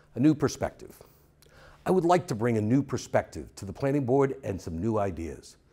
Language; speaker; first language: English; native; English